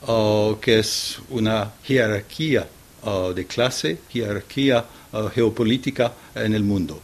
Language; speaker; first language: Spanish; non-native, fluent; French